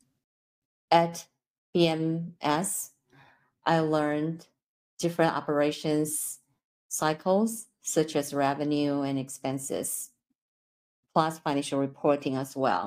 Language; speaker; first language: English; non-native, fluent; Chinese